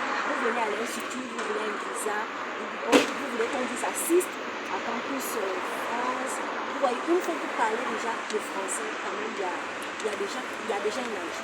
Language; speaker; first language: French; non-native, fluent; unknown